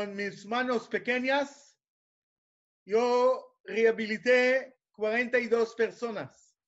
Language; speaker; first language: Spanish; non-native, fluent; Hebrew